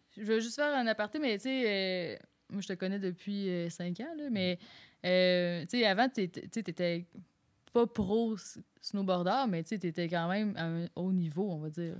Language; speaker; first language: French; native; French